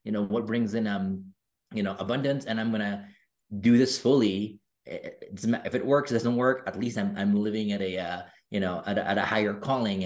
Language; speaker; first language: English; non-native, local second language; Filipino